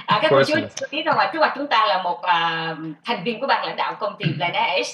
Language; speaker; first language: Vietnamese; native; Vietnamese